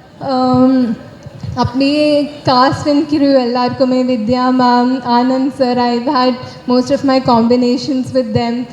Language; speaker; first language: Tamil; non-native, learner; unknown